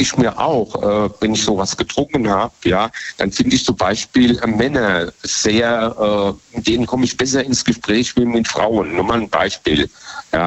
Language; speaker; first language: German; native; German